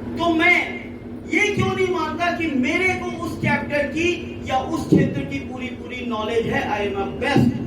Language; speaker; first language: Hindi; native; Hindi